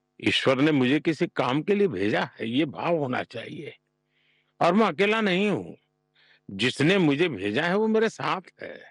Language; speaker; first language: Hindi; non-native, local second language; Gujarati